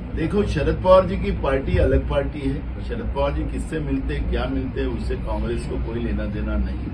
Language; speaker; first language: Hindi; non-native, local second language; Marathi